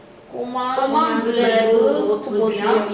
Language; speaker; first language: French; non-native, learner; Korean